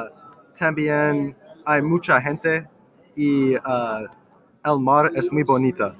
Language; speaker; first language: Spanish; non-native, learner; English